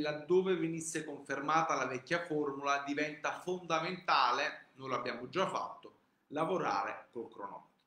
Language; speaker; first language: Italian; native; Italian